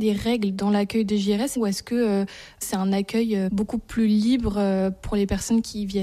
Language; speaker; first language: French; native; French